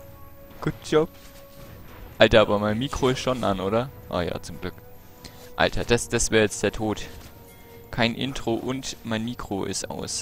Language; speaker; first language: German; native; German